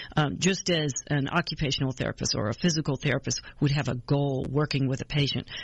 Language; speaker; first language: English; native; English